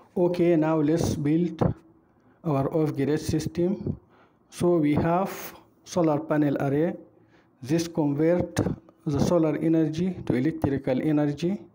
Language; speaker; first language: English; non-native, fluent; Arabic